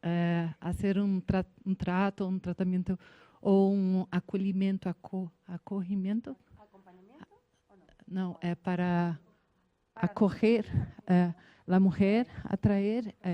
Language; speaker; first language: Spanish; non-native, learner; Portuguese